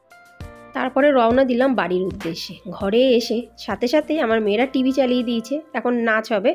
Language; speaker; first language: Bangla; native; Bangla